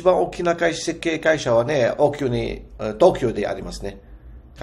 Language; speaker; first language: Japanese; non-native, fluent; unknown